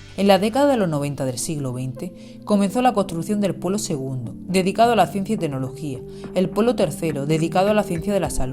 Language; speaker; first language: Spanish; native; Spanish